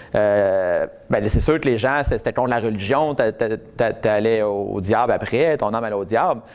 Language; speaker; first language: French; native; French